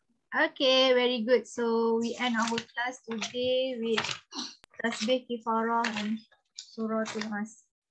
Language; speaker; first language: English; non-native, local second language; Malay